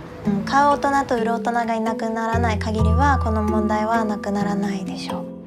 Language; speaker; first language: Japanese; native; Japanese